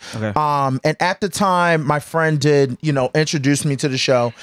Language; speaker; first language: English; native; English